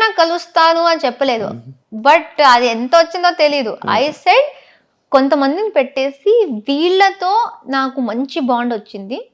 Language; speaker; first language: Telugu; non-native, local second language; Tamil